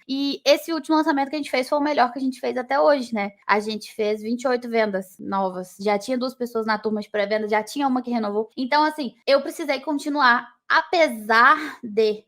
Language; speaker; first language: Portuguese; native; Portuguese